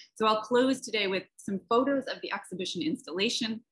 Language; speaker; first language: English; native; English